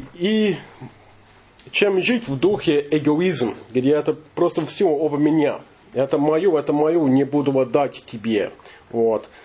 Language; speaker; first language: Russian; non-native, fluent; English